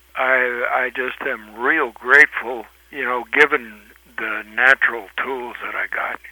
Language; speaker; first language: English; early bilingual, other home language; Spanish